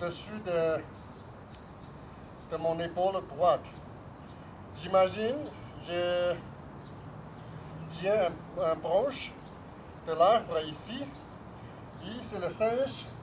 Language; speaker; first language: French; non-native, fluent; Chinese